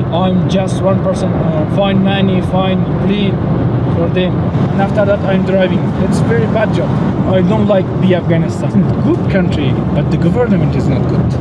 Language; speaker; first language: English; non-native, learner; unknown